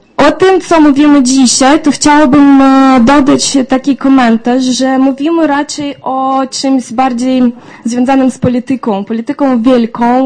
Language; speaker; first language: Polish; non-native, fluent; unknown